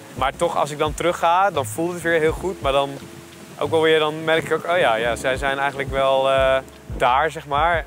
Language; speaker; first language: Dutch; native; Dutch